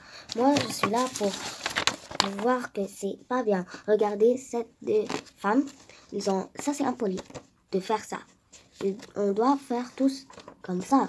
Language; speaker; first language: French; non-native, learner; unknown